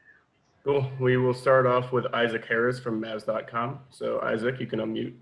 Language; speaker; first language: English; native; English